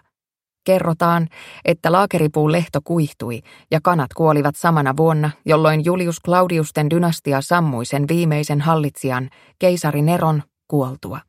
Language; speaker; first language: Finnish; native; Finnish